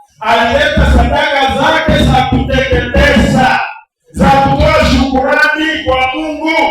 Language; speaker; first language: Swahili; non-native, local second language; Gusii